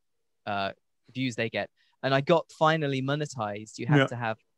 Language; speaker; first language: English; native; English